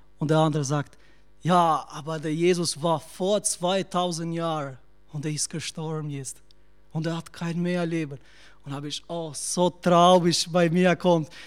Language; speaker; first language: German; non-native, learner; Albanian